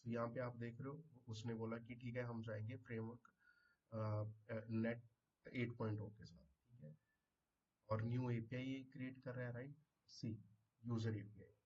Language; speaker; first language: Hindi; non-native, local second language; Punjabi